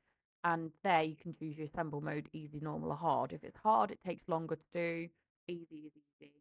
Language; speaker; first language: English; native; English